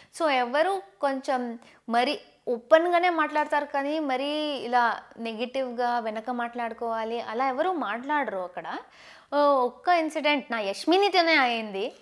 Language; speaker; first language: Telugu; non-native, local second language; Tamil